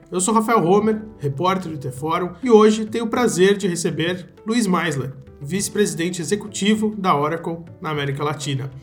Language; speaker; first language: Portuguese; native; Portuguese